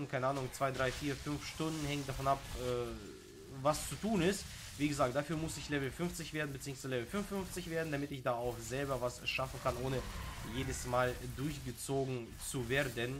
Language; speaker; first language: German; native; German